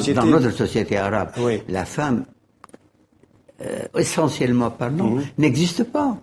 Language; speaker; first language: French; non-native, fluent; Arabic